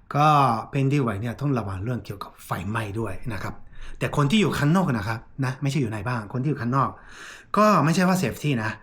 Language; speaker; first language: Thai; non-native, fluent; Japanese